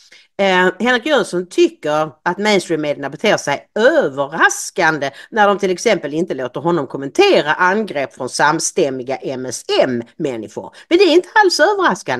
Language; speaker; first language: Swedish; native; Swedish